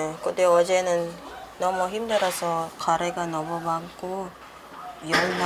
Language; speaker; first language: Korean; non-native, learner; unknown